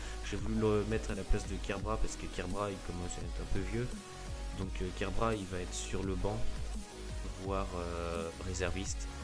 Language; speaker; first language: French; native; French